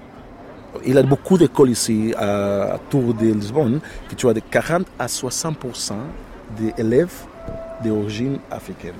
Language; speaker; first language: French; non-native, learner; Portuguese